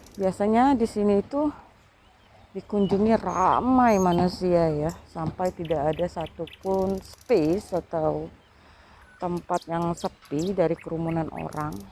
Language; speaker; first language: Indonesian; native; Indonesian